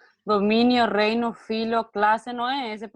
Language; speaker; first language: Spanish; native; Spanish